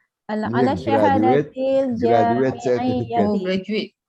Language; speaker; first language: Arabic; non-native, learner; Malay